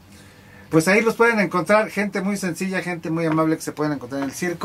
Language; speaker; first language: Spanish; native; Spanish